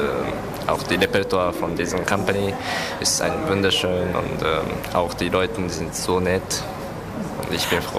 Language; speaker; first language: German; non-native, learner; Japanese